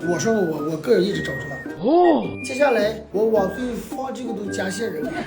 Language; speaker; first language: Chinese; native; Chinese